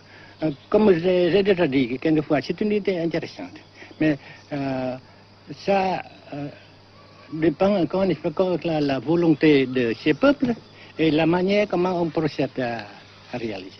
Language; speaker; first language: French; non-native, local second language; Vietnamese